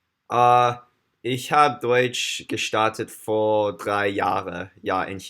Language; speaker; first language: German; non-native, learner; English